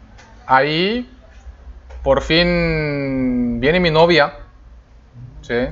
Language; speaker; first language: Spanish; non-native, fluent; Korean